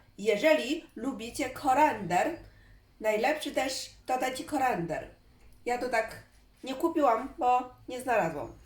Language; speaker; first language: Polish; non-native, learner; Chinese